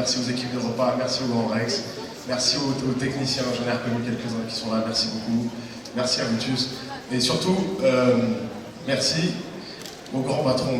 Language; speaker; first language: French; native; French